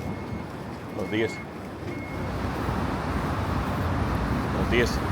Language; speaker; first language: Spanish; non-native, learner; English